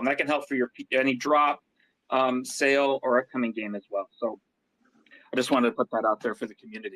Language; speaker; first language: English; native; English